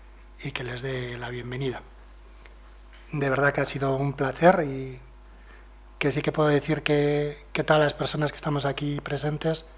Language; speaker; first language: Spanish; non-native, local second language; Basque